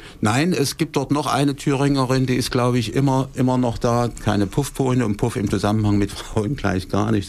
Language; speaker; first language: German; native; German